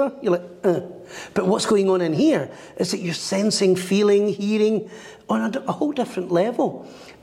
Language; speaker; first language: English; native; English